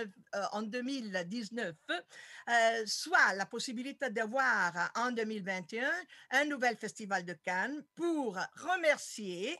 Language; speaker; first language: French; non-native, fluent; Italian